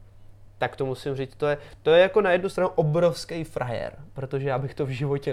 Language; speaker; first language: Czech; native; Czech